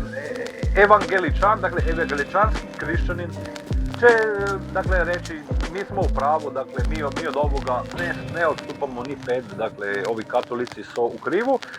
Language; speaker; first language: Croatian; native; Croatian